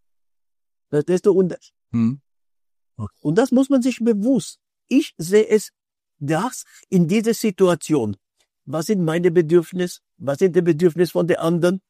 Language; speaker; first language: German; non-native, fluent; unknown